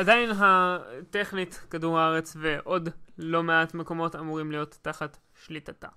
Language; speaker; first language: Hebrew; native; Hebrew